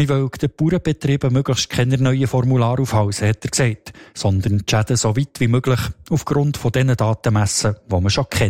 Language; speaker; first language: German; native; German